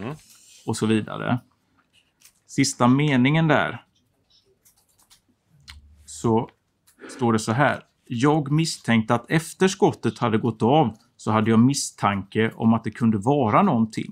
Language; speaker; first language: Swedish; native; Swedish